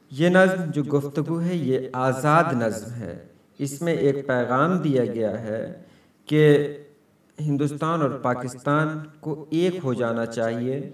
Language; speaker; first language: Urdu; native; Urdu